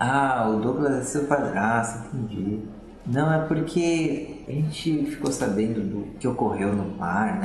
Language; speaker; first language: Portuguese; native; Portuguese